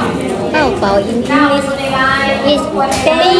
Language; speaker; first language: English; non-native, learner; Thai